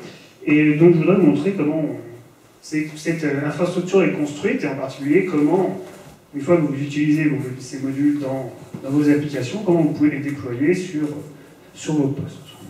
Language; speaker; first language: French; native; French